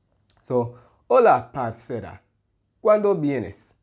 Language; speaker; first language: Spanish; non-native, fluent; English